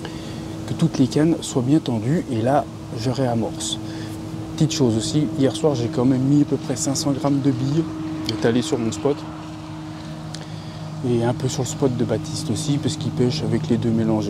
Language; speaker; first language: French; native; French